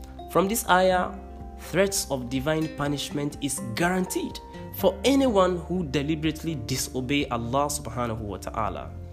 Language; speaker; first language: English; non-native, local second language; Akan